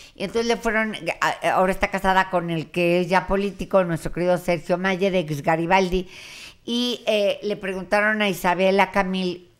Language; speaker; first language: Spanish; native; Spanish